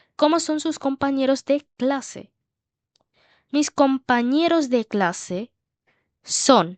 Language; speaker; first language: Spanish; non-native, learner; Bangla